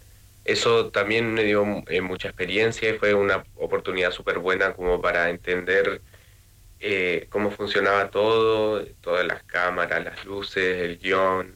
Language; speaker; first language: Spanish; native; Spanish